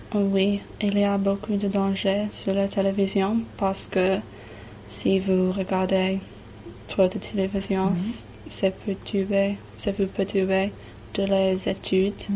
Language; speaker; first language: French; non-native, learner; English